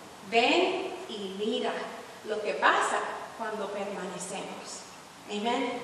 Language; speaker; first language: Spanish; early bilingual, heritage; Spanish